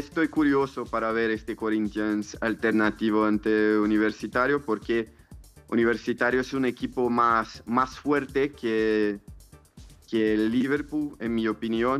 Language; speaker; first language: Spanish; non-native, fluent; Portuguese